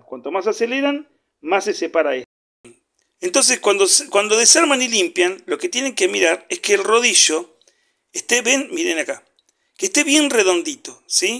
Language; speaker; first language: Spanish; native; Spanish